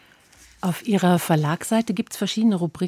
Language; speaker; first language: German; native; German